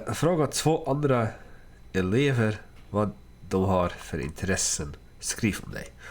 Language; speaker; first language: Swedish; non-native, learner; Dutch